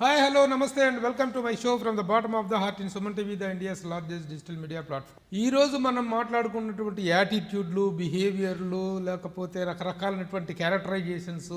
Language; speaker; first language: Telugu; native; Telugu